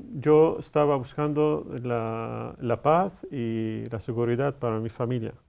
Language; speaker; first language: Spanish; non-native, learner; Arabic